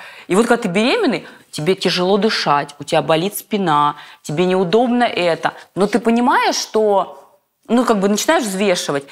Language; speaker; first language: Russian; native; Russian